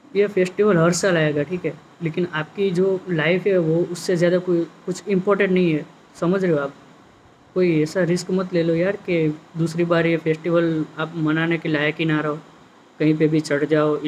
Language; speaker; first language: Hindi; non-native, local second language; Gujarati